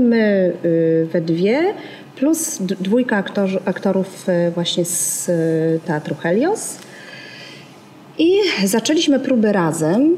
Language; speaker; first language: Polish; native; Polish